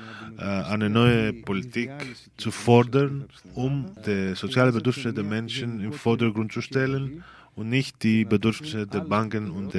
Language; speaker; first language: German; non-native, fluent; Greek